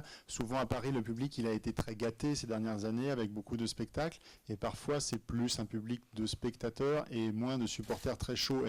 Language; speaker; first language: French; native; French